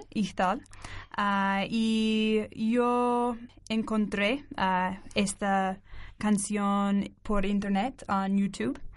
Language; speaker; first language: Spanish; non-native, learner; English